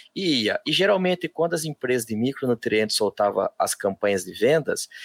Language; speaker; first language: Portuguese; native; Portuguese